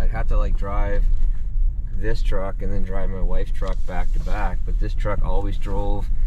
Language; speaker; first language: English; native; English